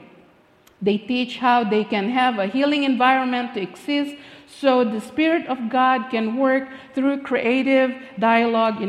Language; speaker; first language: English; non-native, local second language; Filipino